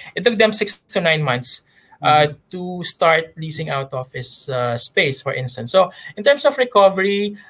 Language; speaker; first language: English; non-native, local second language; Pampanga